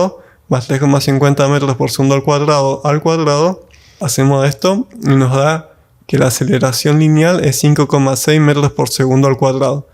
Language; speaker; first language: Spanish; native; Spanish